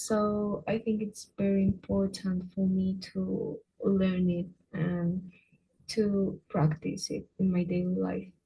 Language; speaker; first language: English; non-native, fluent; Spanish